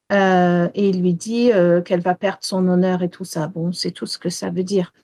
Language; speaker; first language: French; early bilingual, heritage; French